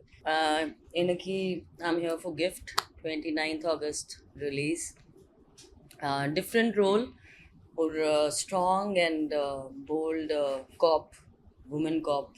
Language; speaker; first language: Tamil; non-native, fluent; Hindi